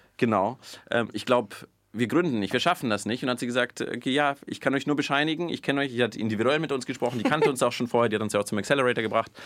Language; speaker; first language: German; early bilingual, other home language; Russian